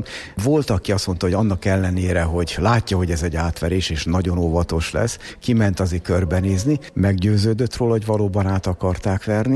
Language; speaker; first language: Hungarian; native; Hungarian